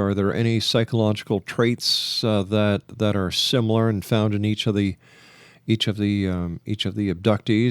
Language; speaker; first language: English; native; English